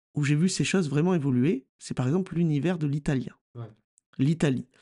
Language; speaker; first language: French; native; French